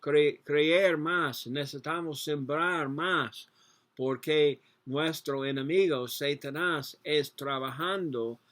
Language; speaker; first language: Spanish; non-native, learner; English